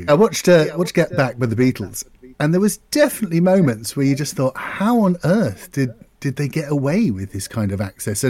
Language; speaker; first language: English; native; English